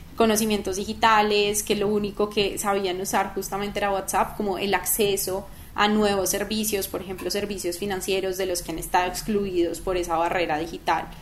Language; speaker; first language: Spanish; native; Spanish